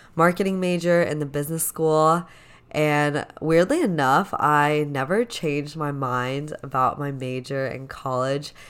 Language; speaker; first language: English; native; English